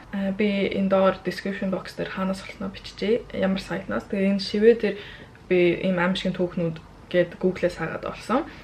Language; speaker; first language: Mongolian; early bilingual, heritage; Mongolian